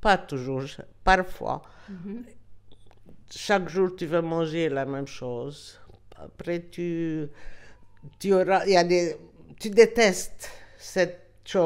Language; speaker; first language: French; non-native, local second language; Arabic